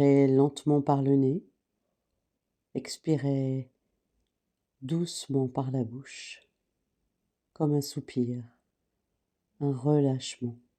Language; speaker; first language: French; native; French